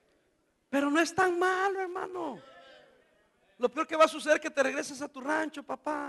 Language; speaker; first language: Spanish; native; Spanish